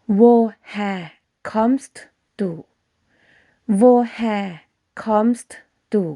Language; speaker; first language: German; non-native, fluent; Thai